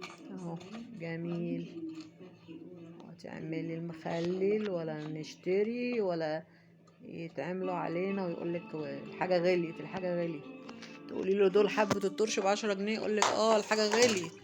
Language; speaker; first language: Arabic; native; Arabic